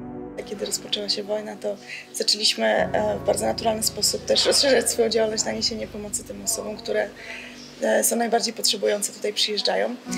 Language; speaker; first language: Polish; native; Polish